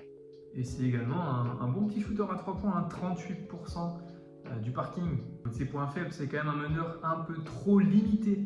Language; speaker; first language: French; native; French